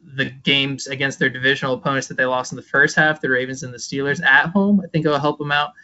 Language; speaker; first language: English; native; English